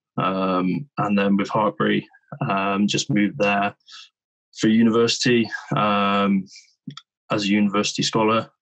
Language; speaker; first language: English; native; English